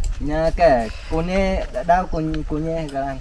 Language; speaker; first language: Portuguese; non-native, learner; Vietnamese